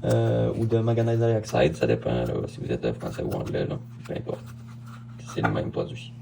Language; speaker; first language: French; native; French